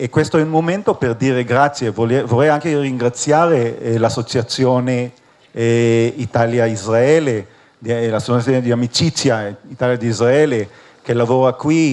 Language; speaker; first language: Italian; non-native, fluent; Hebrew